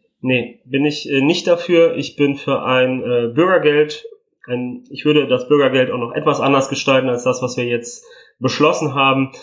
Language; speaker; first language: German; early bilingual, other home language; Italian